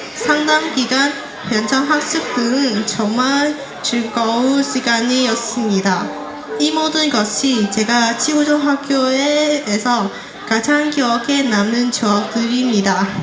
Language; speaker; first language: Korean; non-native, fluent; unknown